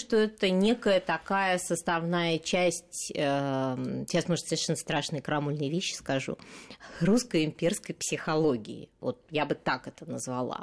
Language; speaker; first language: Russian; native; Russian